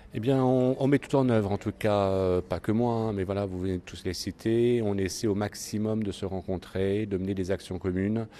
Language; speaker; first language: French; native; French